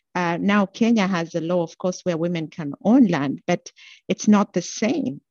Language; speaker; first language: English; non-native, local second language; Gusii